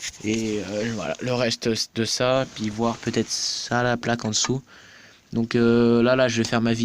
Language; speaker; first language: French; native; French